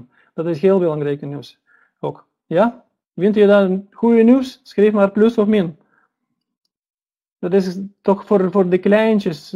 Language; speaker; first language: Dutch; non-native, learner; Russian